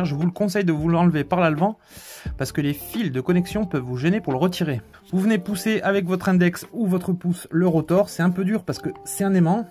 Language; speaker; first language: French; native; French